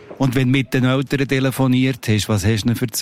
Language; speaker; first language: German; native; German